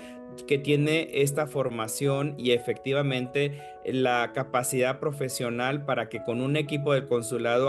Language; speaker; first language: Spanish; native; Spanish